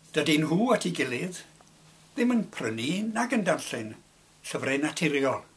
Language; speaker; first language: Welsh; non-native, local second language; English